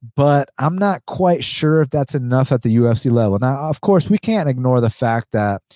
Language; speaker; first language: English; early bilingual, other home language; Spanish